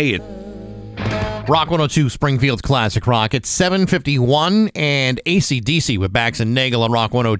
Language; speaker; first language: English; native; English